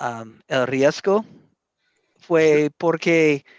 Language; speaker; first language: Spanish; non-native, learner; English